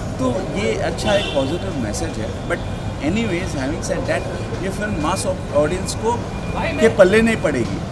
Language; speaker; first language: Hindi; non-native, local second language; Bangla